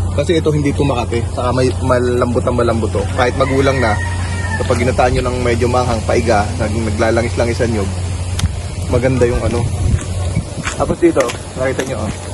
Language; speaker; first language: Filipino; native; Filipino